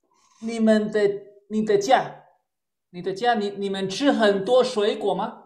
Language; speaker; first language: Chinese; non-native, fluent; Spanish